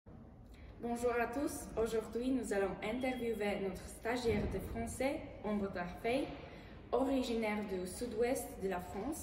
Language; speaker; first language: French; non-native, learner; Polish